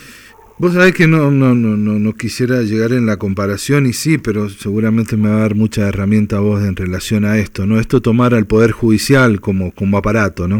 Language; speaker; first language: Spanish; native; Spanish